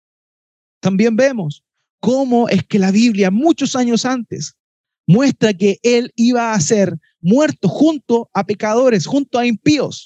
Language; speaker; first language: Spanish; native; Spanish